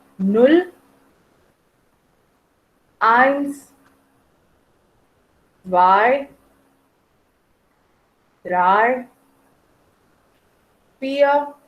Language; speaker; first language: German; non-native, fluent; Marathi